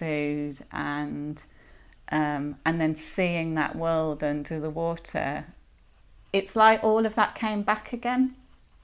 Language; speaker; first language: English; native; English